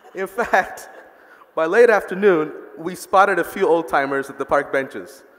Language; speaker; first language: English; early bilingual, other home language; Bangla